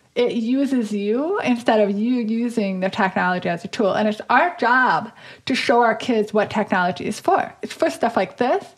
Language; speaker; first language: English; native; English